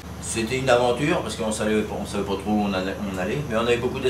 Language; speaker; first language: French; native; French